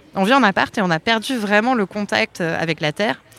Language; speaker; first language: French; native; French